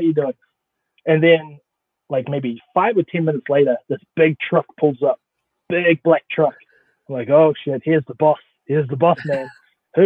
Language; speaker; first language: English; native; English